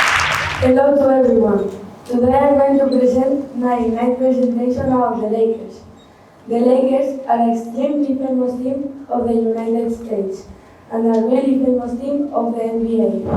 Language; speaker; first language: English; non-native, learner; Spanish